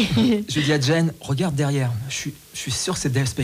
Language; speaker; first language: French; native; French